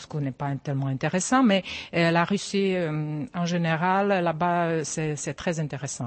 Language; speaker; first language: French; non-native, fluent; Czech